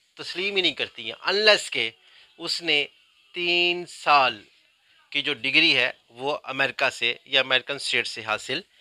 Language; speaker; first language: Urdu; native; Urdu